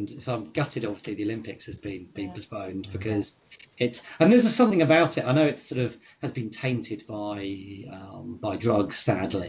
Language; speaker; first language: English; native; English